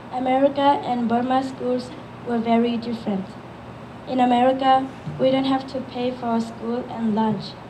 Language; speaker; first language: English; early bilingual, other home language; Burmese